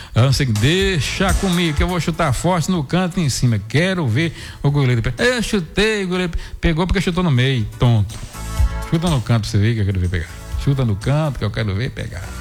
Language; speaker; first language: Portuguese; native; Portuguese